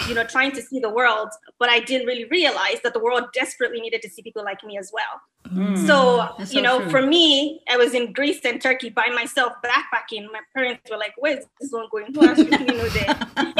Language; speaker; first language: English; non-native, local second language; Yoruba